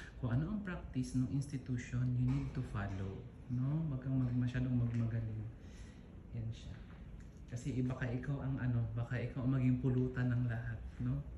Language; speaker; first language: Filipino; non-native, local second language; Cebuano